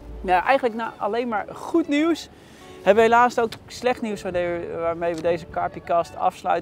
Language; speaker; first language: Dutch; native; Dutch